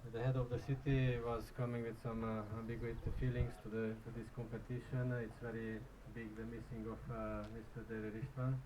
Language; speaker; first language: English; non-native, learner; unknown